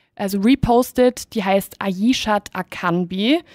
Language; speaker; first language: German; non-native, fluent; Spanish